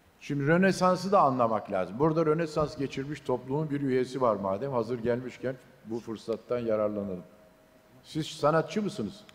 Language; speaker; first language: Turkish; native; Turkish